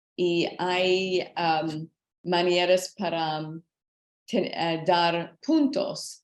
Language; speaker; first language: Spanish; non-native, learner; English